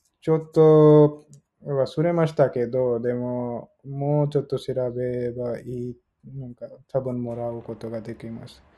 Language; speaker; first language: Japanese; non-native, learner; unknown